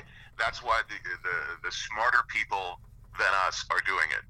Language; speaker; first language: English; native; English